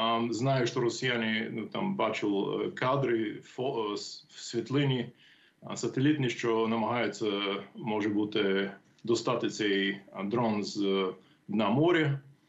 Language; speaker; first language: Ukrainian; non-native, fluent; English